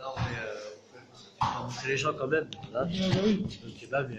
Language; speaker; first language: French; native; French